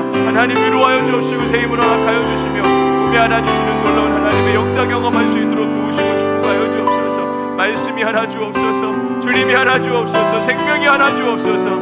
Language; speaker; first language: Korean; native; Korean